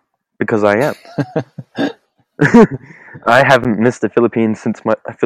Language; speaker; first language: English; native; English